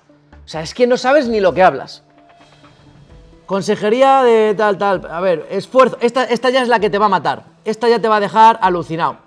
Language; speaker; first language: Spanish; native; Spanish